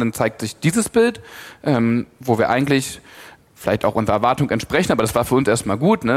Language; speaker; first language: German; native; German